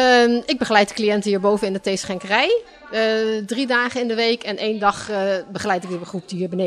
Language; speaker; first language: Dutch; native; Dutch